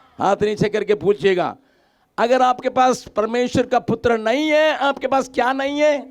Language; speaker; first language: Hindi; non-native, local second language; Tamil